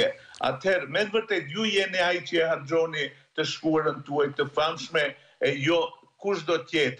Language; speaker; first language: Albanian; native; Albanian